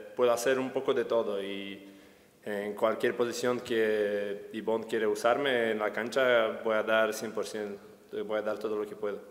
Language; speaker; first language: Spanish; non-native, fluent; Polish